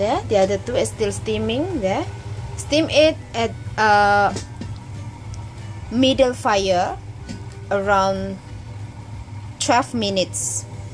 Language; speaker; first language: English; non-native, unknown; Indonesian